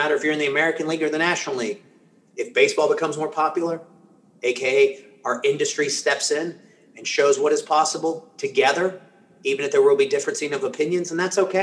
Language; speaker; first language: English; early bilingual, other home language; Spanish